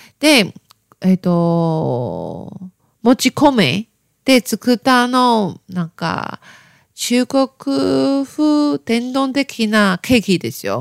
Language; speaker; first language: Japanese; non-native, learner; Chinese